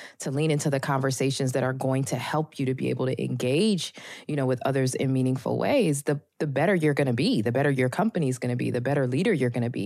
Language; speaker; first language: English; native; English